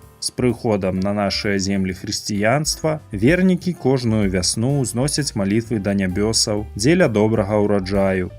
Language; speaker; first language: Belarusian; native; Belarusian